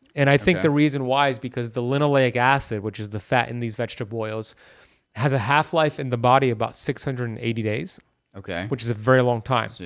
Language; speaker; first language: English; early bilingual, other home language; Persian